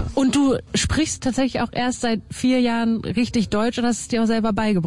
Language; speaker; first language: German; native; German